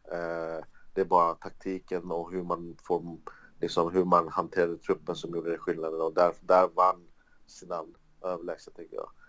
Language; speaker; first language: Swedish; early bilingual, other home language; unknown